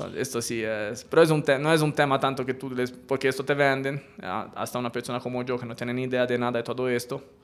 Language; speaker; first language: Spanish; non-native, fluent; Italian